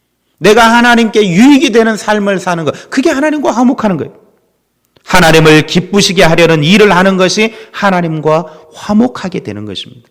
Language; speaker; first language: Korean; native; Korean